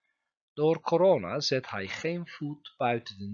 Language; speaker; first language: Dutch; non-native, fluent; Turkish